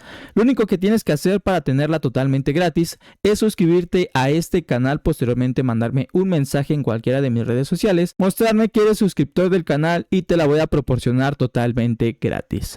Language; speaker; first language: Spanish; native; Spanish